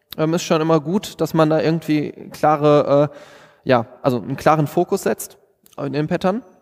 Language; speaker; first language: German; native; German